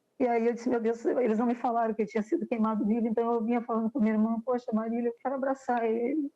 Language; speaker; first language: Portuguese; native; Portuguese